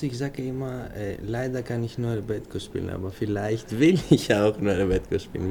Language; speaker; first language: German; non-native, fluent; Greek